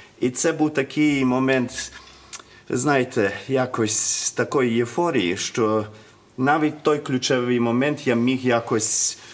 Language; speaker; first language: Ukrainian; early bilingual, heritage; Ukrainian